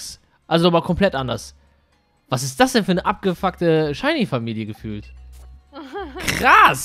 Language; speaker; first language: German; native; German